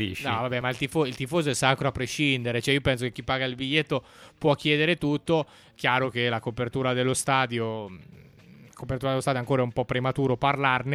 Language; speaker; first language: Italian; native; Italian